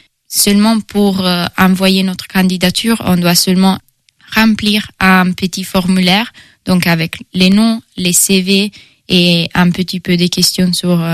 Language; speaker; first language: French; non-native, fluent; Italian